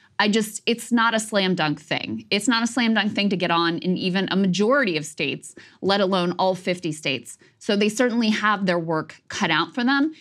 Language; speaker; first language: English; native; English